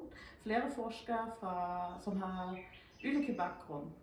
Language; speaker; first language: Norwegian; non-native, fluent; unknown